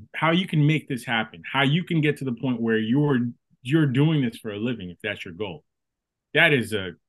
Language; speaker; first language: English; native; English